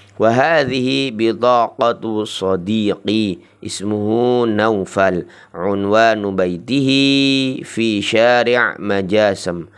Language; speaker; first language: Arabic; non-native, learner; Indonesian